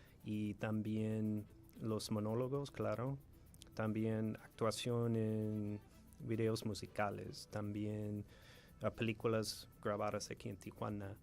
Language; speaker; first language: Spanish; non-native, fluent; English